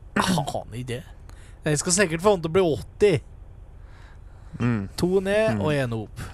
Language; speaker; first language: Norwegian; native; Norwegian